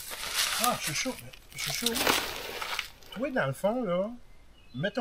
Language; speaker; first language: French; native; French